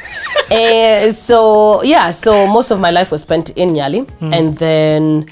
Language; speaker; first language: English; non-native, local second language; Swahili